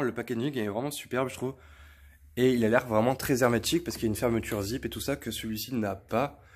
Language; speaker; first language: French; native; French